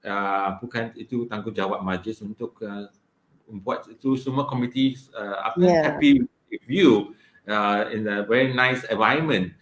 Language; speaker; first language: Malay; non-native, local second language; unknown